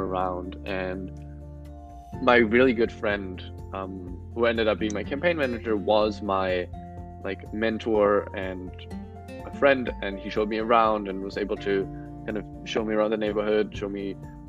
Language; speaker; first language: English; non-native, fluent; German